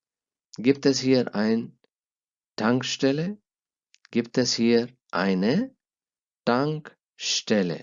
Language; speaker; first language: German; non-native, fluent; Urdu